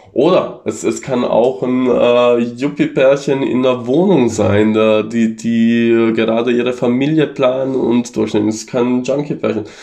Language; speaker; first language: German; native; German